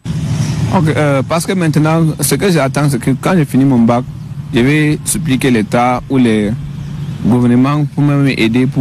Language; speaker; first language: French; non-native, learner; English